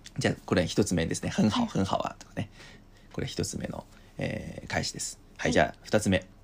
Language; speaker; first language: Japanese; non-native, fluent; Chinese